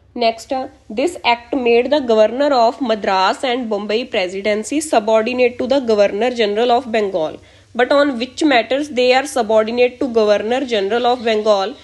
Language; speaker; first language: English; non-native, local second language; Punjabi